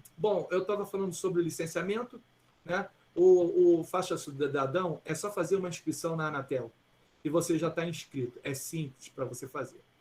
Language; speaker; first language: Portuguese; early bilingual, other home language; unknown